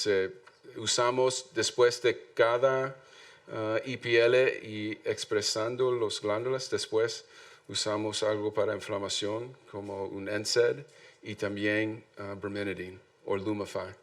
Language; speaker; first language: Spanish; non-native, learner; English